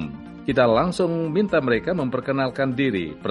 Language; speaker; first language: Indonesian; native; Indonesian